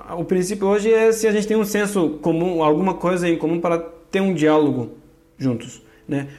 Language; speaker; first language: Portuguese; non-native, fluent; Kurdish